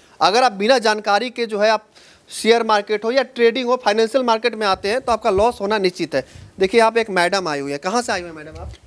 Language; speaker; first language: Hindi; native; Hindi